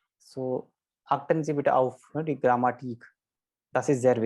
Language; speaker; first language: German; non-native, fluent; Hindi